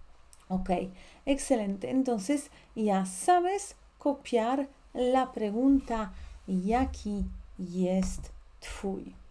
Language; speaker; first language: Spanish; non-native, fluent; Polish